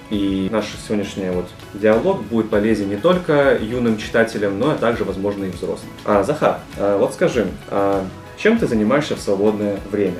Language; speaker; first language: Russian; native; Russian